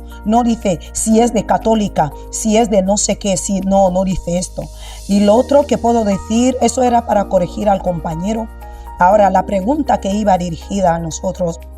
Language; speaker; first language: Spanish; non-native, local second language; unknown